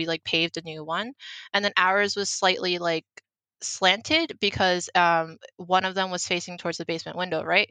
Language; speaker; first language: English; early bilingual, other home language; Chinese